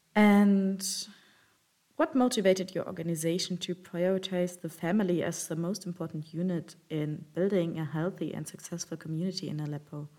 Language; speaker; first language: English; non-native, fluent; German